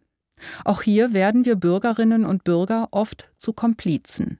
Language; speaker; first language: German; native; German